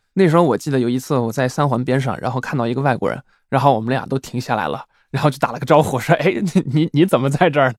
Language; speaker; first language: Chinese; non-native, fluent; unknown